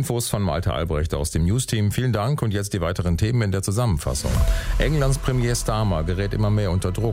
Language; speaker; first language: German; native; German